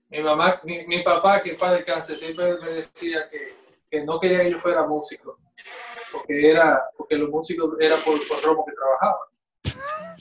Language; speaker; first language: Spanish; native; Spanish